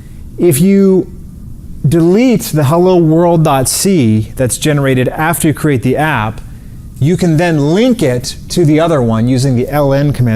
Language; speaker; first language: English; native; English